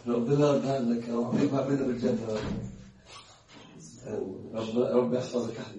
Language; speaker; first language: Arabic; native; Arabic